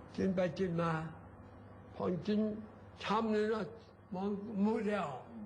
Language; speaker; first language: Thai; non-native, learner; Chinese